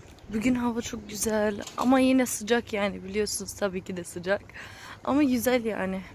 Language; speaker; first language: Turkish; early bilingual, other home language; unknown